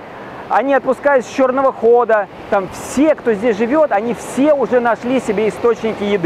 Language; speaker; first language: Russian; native; Russian